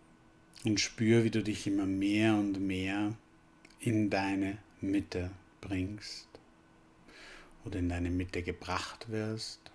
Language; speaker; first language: German; native; German